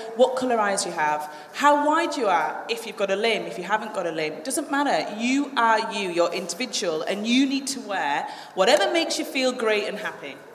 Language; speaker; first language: English; native; English